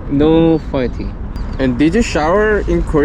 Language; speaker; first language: English; non-native, learner; Korean